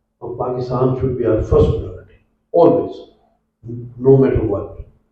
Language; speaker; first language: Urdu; non-native, local second language; Punjabi